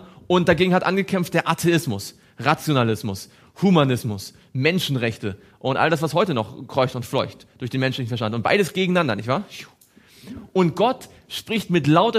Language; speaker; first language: German; native; German